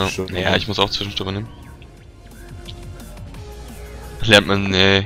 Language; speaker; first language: German; native; German